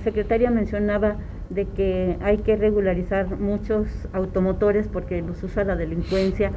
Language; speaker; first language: Spanish; native; Spanish